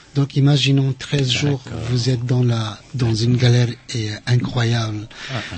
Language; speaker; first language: French; non-native, fluent; Arabic